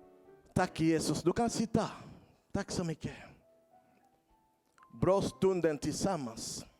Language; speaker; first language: Swedish; non-native, learner; Lingala